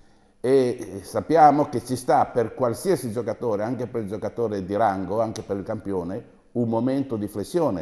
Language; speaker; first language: Italian; native; Italian